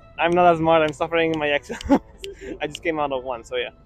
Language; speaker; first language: English; non-native, fluent; Spanish